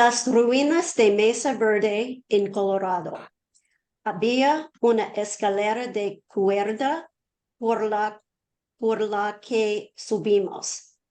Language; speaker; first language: Spanish; non-native, learner; English